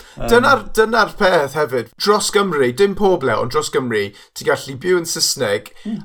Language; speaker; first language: Welsh; non-native, local second language; English